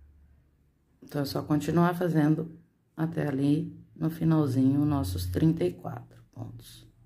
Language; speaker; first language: Portuguese; native; Portuguese